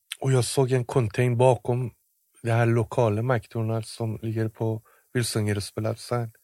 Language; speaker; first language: Swedish; non-native, fluent; Persian